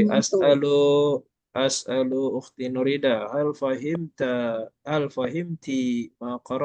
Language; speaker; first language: Arabic; non-native, fluent; Malay